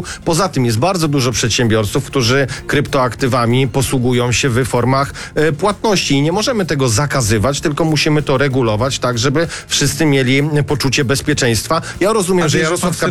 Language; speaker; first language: Polish; native; Polish